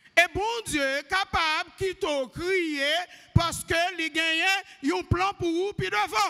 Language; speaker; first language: French; non-native, local second language; Haitian Creole